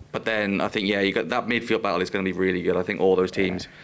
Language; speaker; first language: English; native; English